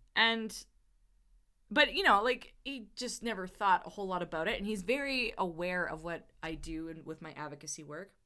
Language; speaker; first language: English; native; English